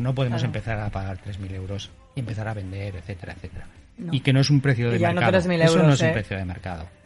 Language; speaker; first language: Spanish; native; Spanish